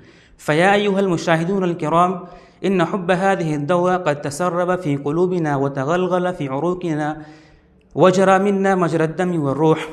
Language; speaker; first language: Arabic; non-native, fluent; Urdu